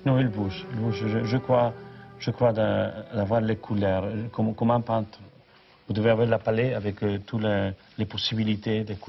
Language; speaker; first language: French; non-native, fluent; Spanish